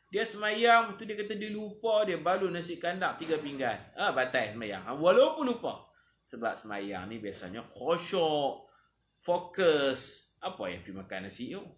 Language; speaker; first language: Malay; native; Malay